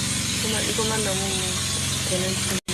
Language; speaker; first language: Korean; non-native, local second language; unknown